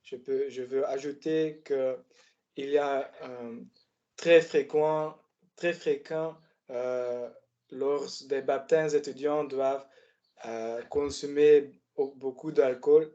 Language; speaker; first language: French; non-native, learner; Dutch